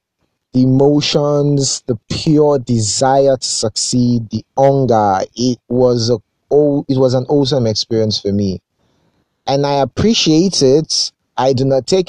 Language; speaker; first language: English; non-native, local second language; Yoruba